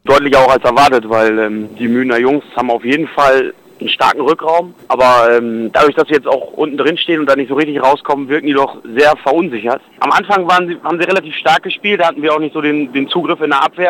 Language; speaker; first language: German; native; German